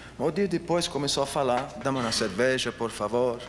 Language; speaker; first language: Portuguese; non-native, learner; English